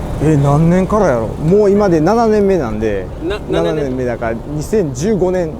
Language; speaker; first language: Japanese; native; Japanese